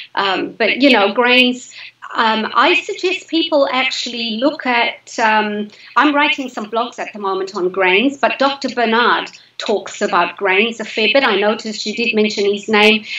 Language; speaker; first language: English; native; English